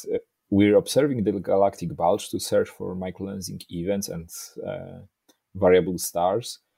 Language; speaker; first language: English; non-native, fluent; Polish